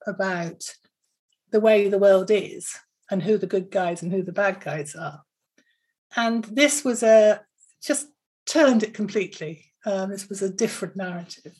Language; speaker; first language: English; native; English